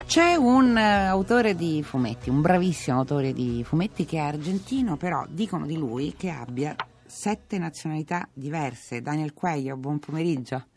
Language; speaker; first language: Italian; native; Italian